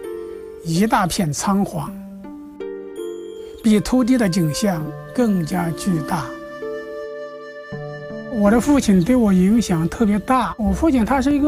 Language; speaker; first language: Chinese; native; Chinese